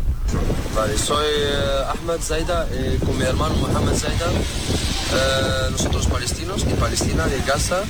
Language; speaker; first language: Spanish; non-native, learner; Arabic